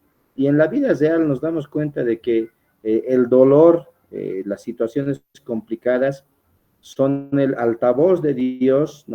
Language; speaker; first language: Spanish; native; Spanish